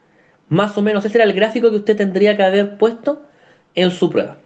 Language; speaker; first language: Spanish; native; Spanish